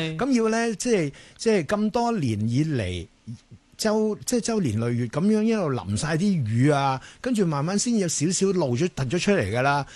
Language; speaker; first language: Cantonese; native; Cantonese